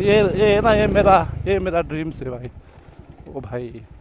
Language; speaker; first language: Hindi; non-native, learner; Nepali